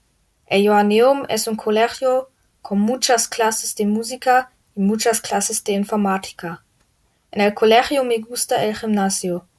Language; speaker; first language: Spanish; non-native, learner; German